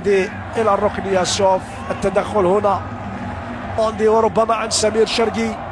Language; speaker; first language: Arabic; native; Arabic